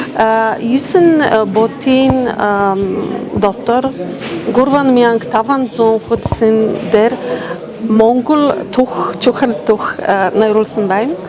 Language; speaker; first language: Mongolian; non-native, fluent; Polish